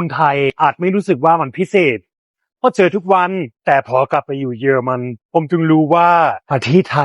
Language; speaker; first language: Thai; non-native, fluent; German